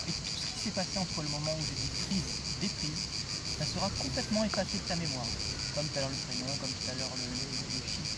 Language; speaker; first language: French; native; French